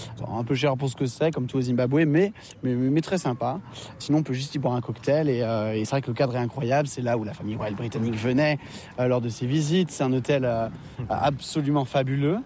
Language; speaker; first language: French; native; French